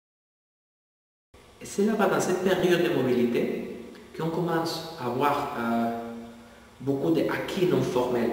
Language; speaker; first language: French; non-native, fluent; Spanish